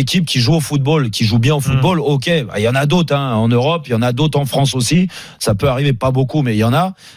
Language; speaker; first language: French; native; French